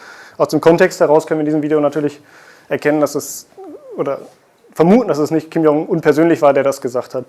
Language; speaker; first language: German; native; German